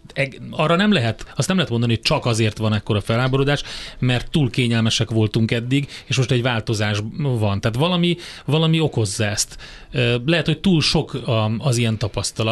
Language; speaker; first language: Hungarian; native; Hungarian